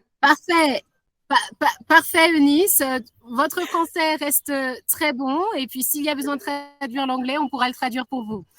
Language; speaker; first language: French; non-native, local second language; Swahili